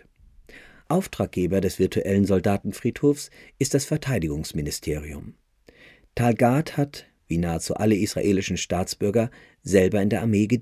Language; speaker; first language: German; native; German